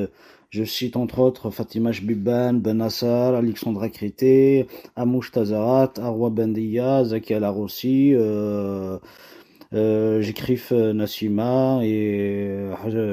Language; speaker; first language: French; non-native, local second language; Kabyle